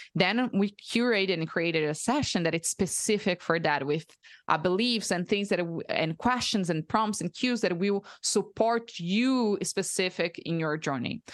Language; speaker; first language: English; non-native, fluent; Portuguese